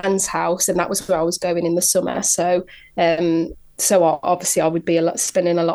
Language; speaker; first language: English; native; English